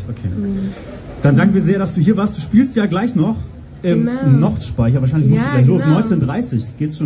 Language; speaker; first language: German; native; German